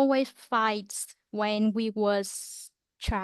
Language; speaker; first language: English; non-native, learner; Vietnamese